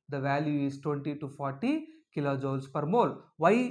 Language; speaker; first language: English; non-native, local second language; Telugu